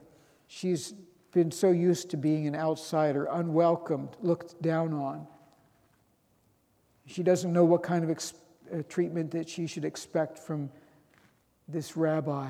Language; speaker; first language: English; native; English